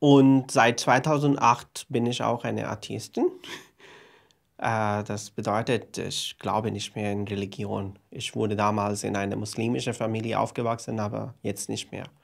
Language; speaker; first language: German; non-native, fluent; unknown